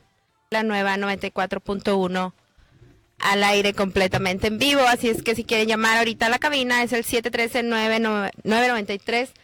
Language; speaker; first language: Spanish; native; Spanish